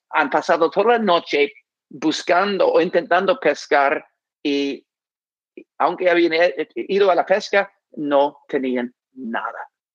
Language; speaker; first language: Spanish; non-native, fluent; English